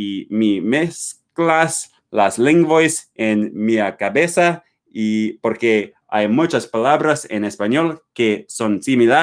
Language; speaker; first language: Spanish; non-native, learner; English